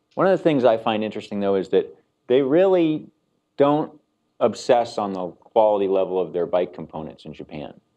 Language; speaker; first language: English; native; English